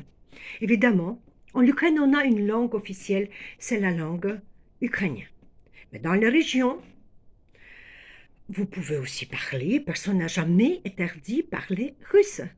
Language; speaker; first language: French; non-native, fluent; Ukrainian